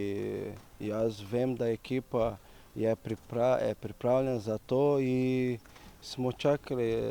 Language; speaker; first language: Slovenian; non-native, learner; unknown